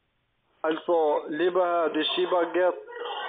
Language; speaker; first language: German; non-native, learner; Italian